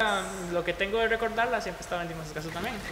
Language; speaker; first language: Spanish; native; Spanish